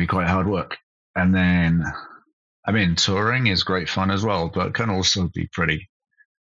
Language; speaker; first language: English; native; English